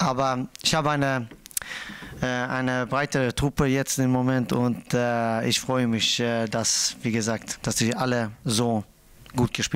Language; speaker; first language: German; non-native, fluent; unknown